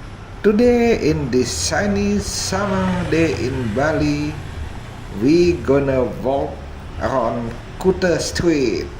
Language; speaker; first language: English; non-native, fluent; Indonesian